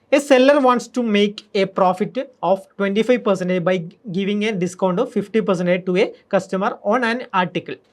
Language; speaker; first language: English; non-native, local second language; Malayalam